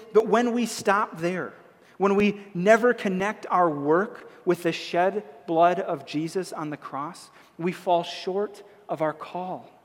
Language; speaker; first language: English; native; English